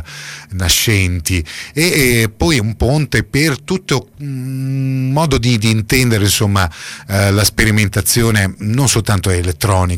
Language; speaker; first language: Italian; native; Italian